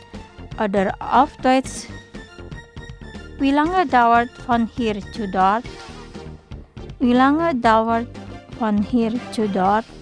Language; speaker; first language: German; non-native, fluent; Indonesian